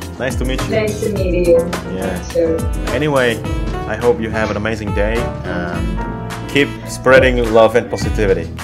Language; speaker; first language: English; non-native, fluent; Indonesian